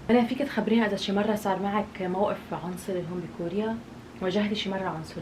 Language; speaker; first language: Arabic; native; Arabic